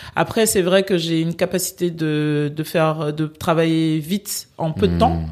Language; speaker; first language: French; native; French